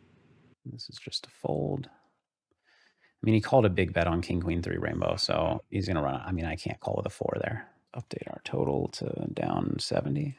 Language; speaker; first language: English; native; English